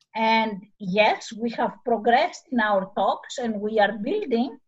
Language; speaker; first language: English; non-native, fluent; Greek